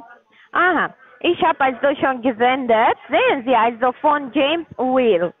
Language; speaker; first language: German; non-native, learner; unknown